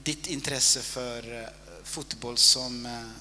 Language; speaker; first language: Swedish; non-native, fluent; Italian